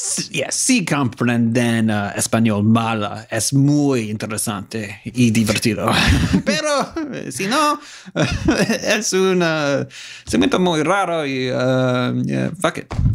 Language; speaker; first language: Spanish; non-native, learner; English